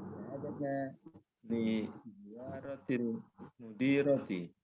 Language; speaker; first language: Arabic; non-native, learner; Indonesian